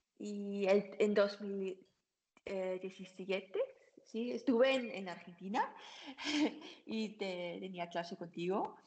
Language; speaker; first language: Spanish; non-native, learner; German